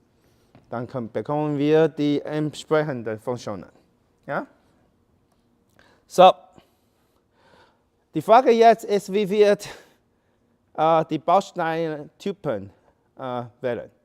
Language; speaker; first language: German; non-native, learner; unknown